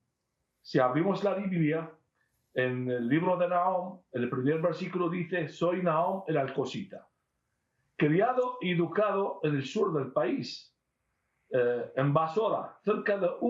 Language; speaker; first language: Spanish; non-native, fluent; Arabic